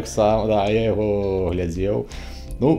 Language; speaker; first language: Belarusian; non-native, local second language; Russian